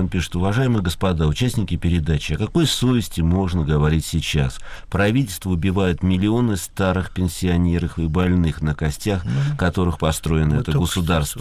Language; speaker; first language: Russian; native; Russian